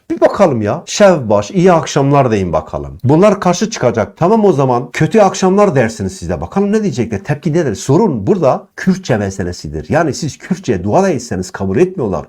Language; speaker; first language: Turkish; non-native, local second language; Kurdish